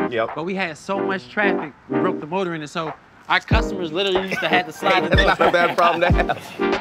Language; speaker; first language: English; native; English